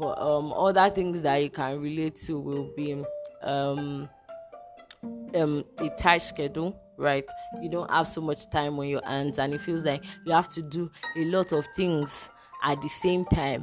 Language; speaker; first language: English; non-native, local second language; Yoruba